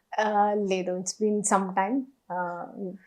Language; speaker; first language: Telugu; non-native, learner; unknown